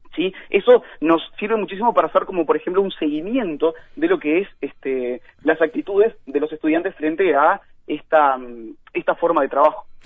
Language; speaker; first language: Spanish; native; Spanish